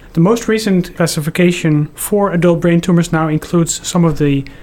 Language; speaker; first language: English; non-native, fluent; Dutch